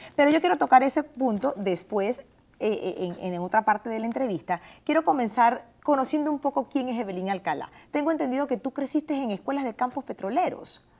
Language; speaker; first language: Spanish; native; Spanish